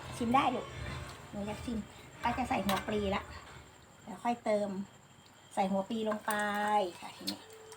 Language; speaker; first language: Thai; native; Thai